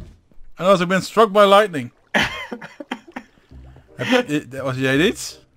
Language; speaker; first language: Dutch; native; Dutch